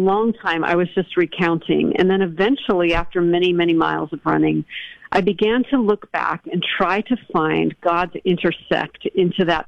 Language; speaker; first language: English; native; English